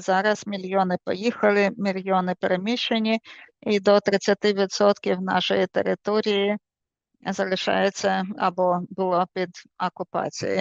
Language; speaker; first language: Ukrainian; native; Ukrainian